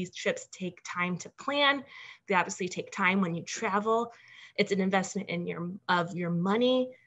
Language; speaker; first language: English; native; English